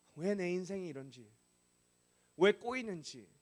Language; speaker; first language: Korean; non-native, fluent; English